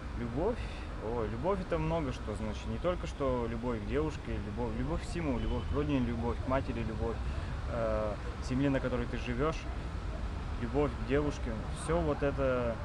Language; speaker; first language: Russian; non-native, local second language; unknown